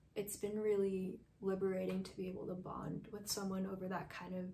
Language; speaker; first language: English; native; English